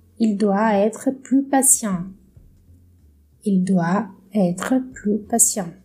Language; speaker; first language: French; non-native, fluent; Portuguese